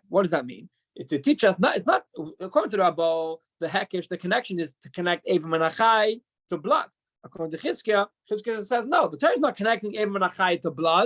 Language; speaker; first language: English; non-native, fluent; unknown